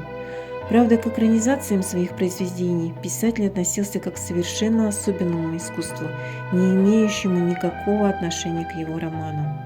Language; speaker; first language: Russian; native; Russian